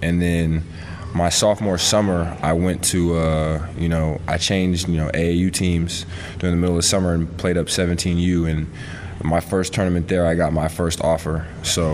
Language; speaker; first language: English; native; English